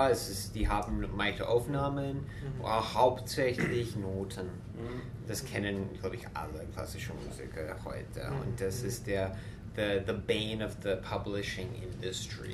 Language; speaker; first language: German; non-native, fluent; English